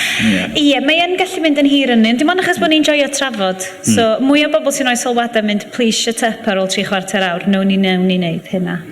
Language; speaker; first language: Welsh; native; Welsh